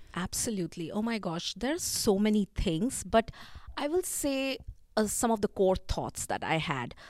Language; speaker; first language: English; non-native, local second language; Bangla